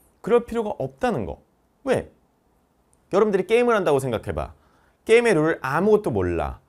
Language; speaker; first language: Korean; native; Korean